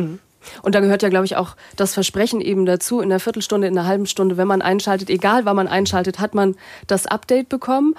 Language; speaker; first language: German; native; German